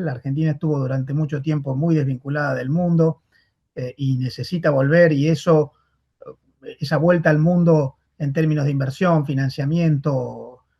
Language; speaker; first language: Spanish; native; Spanish